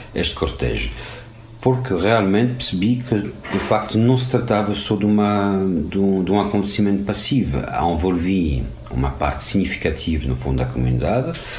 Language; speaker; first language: Portuguese; non-native, fluent; French